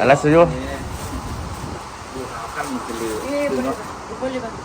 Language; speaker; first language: Korean; non-native, learner; Thai